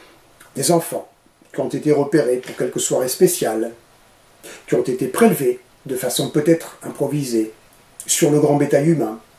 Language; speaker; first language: French; native; French